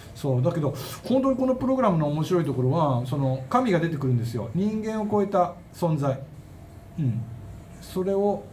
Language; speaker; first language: Japanese; native; Japanese